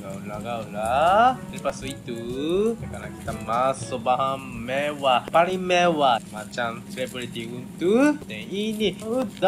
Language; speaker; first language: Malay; non-native, learner; Japanese